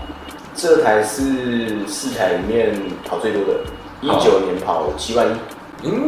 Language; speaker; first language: Chinese; native; Chinese